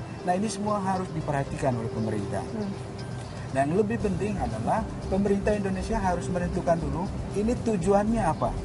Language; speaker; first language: Indonesian; native; Indonesian